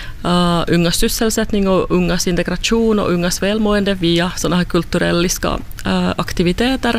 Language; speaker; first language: Swedish; non-native, fluent; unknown